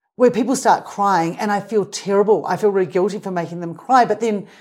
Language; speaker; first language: English; native; English